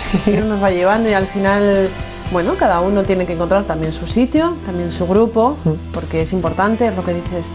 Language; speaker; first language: Spanish; native; Spanish